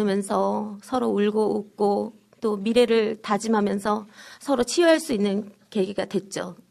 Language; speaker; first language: Korean; native; Korean